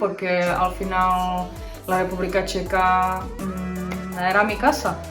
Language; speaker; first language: Spanish; non-native, fluent; Czech